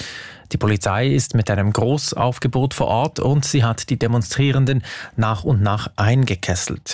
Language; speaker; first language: German; native; German